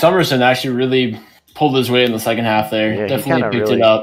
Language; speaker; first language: English; native; English